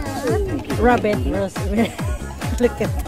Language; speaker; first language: English; non-native, learner; Filipino